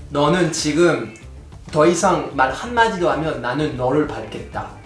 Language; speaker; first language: Korean; non-native, fluent; French